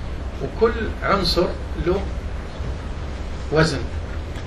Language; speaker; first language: Arabic; native; Arabic